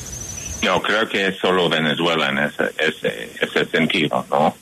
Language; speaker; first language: Spanish; non-native, fluent; English